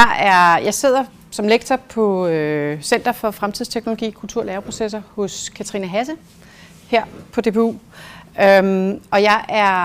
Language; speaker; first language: Danish; native; Danish